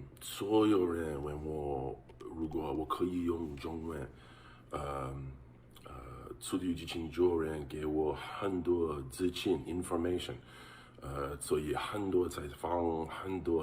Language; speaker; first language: Chinese; non-native, learner; English